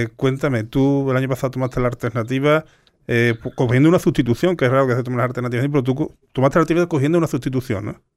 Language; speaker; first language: Spanish; native; Spanish